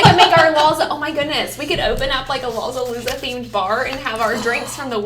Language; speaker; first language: English; native; English